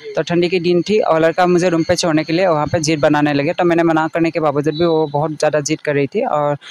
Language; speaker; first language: Hindi; non-native, local second language; Assamese